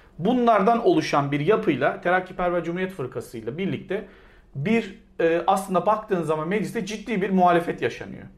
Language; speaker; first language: Turkish; native; Turkish